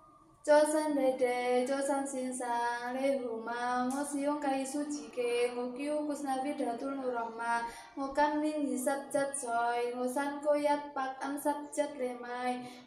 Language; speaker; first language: Cantonese; non-native, learner; Indonesian